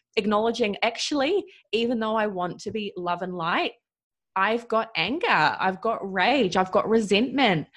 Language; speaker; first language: English; native; English